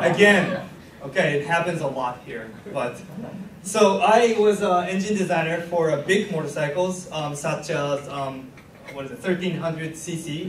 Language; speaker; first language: English; non-native, fluent; Japanese